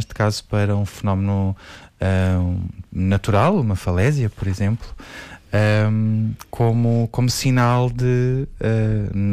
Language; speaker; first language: Portuguese; native; Portuguese